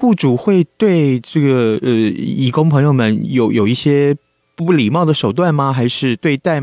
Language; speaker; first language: Chinese; native; Chinese